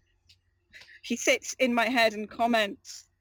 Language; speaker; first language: English; native; English